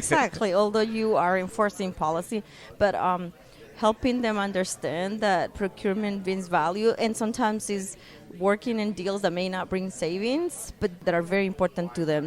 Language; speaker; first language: English; non-native, fluent; Spanish